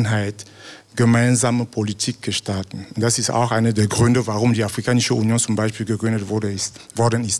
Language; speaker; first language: German; non-native, fluent; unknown